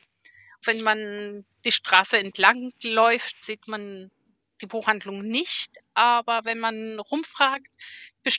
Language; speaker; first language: German; early bilingual, heritage; German